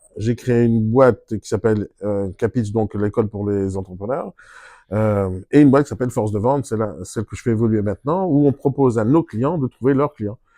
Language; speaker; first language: French; non-native, fluent; Hebrew